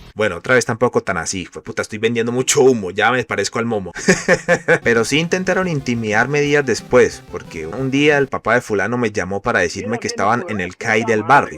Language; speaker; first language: Spanish; native; Spanish